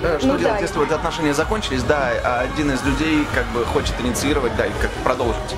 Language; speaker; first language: Russian; native; Russian